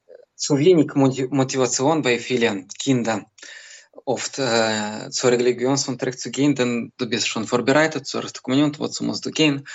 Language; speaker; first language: German; non-native, learner; Belarusian